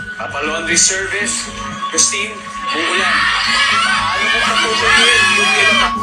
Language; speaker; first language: Filipino; native; Filipino